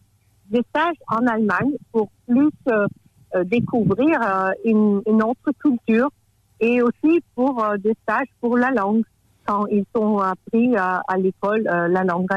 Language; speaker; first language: French; non-native, fluent; German